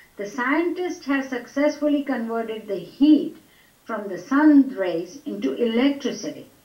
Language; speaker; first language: English; non-native, local second language; Gujarati